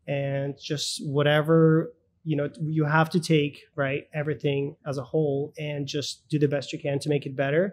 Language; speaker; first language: English; early bilingual, other home language; Russian